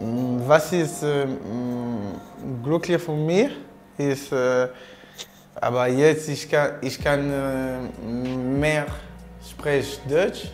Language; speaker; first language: German; non-native, learner; French